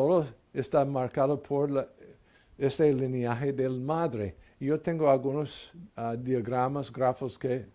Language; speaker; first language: Spanish; non-native, learner; English